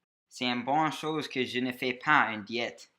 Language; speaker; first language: French; non-native, learner; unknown